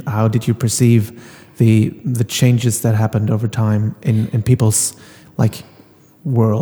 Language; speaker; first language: English; non-native, fluent; German